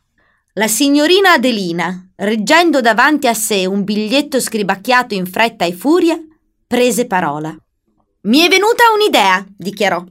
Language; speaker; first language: Italian; native; Italian